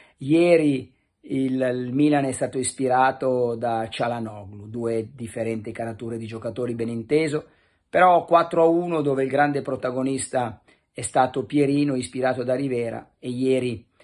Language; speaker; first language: Italian; native; Italian